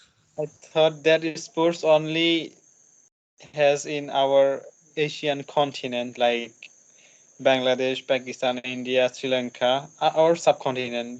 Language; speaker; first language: English; non-native, learner; Bangla